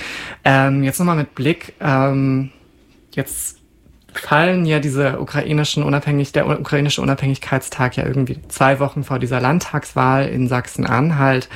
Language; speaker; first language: German; native; German